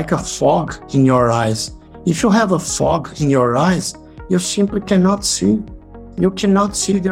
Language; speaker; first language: English; non-native, fluent; Portuguese